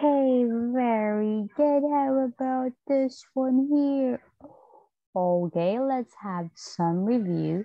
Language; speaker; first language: English; non-native, fluent; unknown